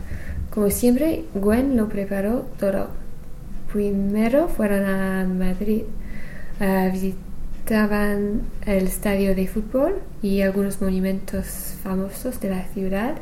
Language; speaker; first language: Spanish; non-native, learner; English